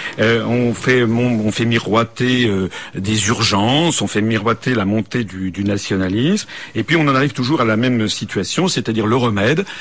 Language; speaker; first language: French; native; French